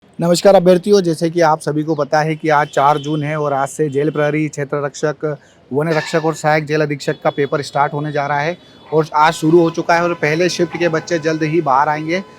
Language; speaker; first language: Hindi; native; Hindi